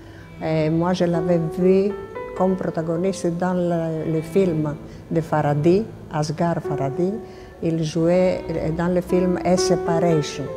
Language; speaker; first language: French; non-native, fluent; Greek